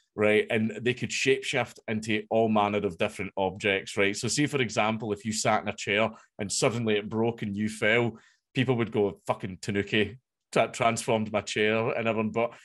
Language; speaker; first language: English; native; English